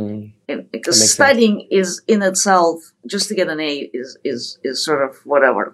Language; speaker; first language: English; non-native, fluent; Ukrainian